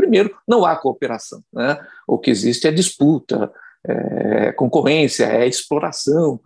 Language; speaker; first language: Portuguese; native; Portuguese